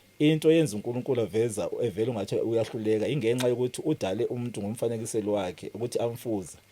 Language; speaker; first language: Zulu; non-native, local second language; Xhosa